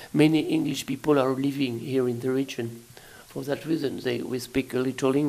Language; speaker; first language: English; non-native, learner; French